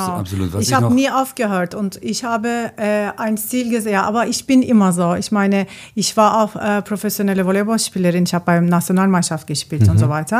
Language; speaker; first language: German; non-native, learner; Turkish